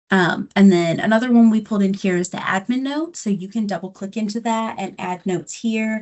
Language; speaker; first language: English; native; English